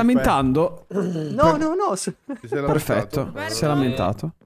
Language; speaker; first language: Italian; native; Italian